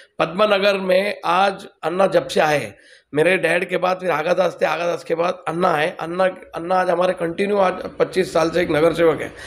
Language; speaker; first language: Hindi; non-native, local second language; Telugu